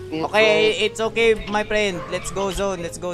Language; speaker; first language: English; non-native, local second language; Filipino